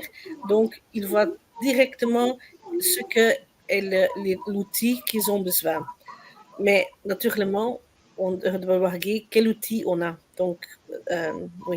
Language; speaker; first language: French; non-native, learner; Dutch